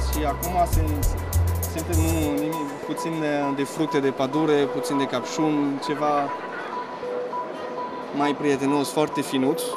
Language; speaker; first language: Romanian; non-native, fluent; French